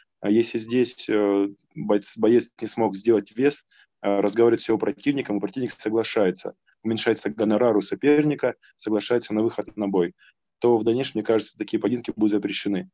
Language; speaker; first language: Russian; native; Russian